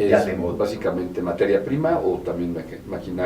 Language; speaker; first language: Spanish; native; Spanish